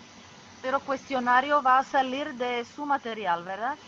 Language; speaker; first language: Spanish; non-native, fluent; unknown